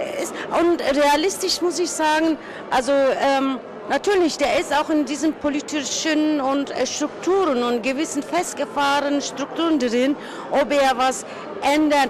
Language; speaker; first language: German; early bilingual, other home language; Turkish